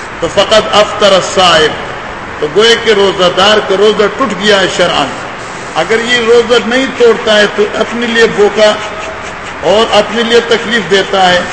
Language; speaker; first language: Urdu; non-native, local second language; Pashto